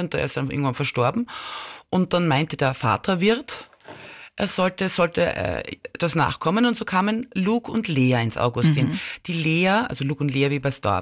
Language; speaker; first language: German; native; German